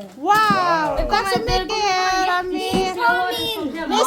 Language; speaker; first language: Swedish; non-native, learner; Filipino